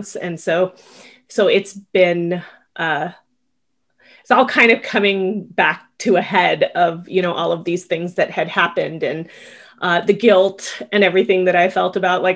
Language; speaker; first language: English; native; English